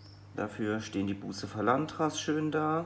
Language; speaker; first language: German; native; German